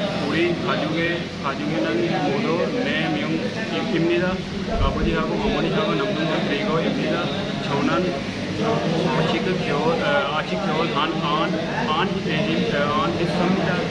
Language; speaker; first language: Korean; non-native, learner; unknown